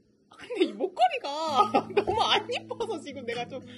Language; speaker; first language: Korean; native; Korean